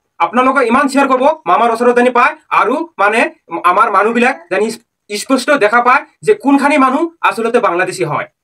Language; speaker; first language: Assamese; non-native, local second language; Bangla